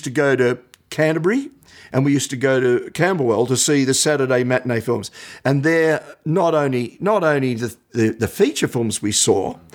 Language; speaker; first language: English; native; English